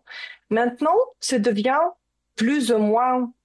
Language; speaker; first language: French; non-native, learner; Ukrainian